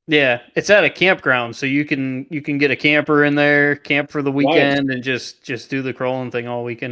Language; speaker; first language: English; native; English